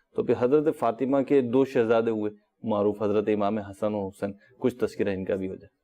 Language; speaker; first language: Urdu; native; Urdu